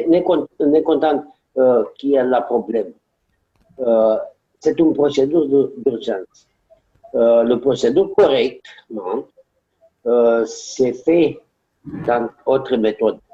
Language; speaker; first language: French; non-native, learner; Romanian